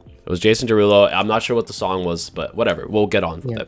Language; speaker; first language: English; native; English